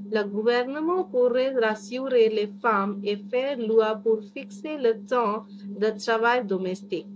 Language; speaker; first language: French; non-native, fluent; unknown